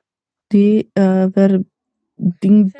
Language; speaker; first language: German; non-native, learner; Macedonian